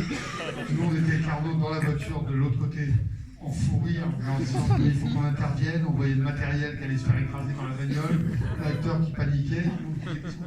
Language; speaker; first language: French; native; French